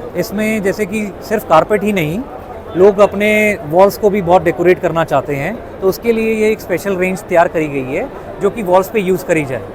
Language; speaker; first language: Hindi; native; Hindi